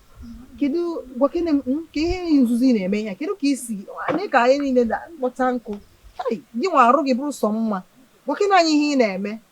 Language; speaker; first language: Igbo; native; Igbo